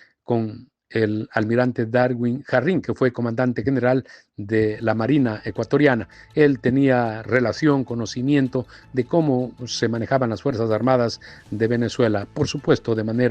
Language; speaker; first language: Spanish; native; Spanish